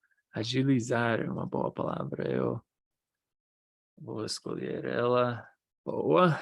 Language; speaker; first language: Portuguese; non-native, fluent; English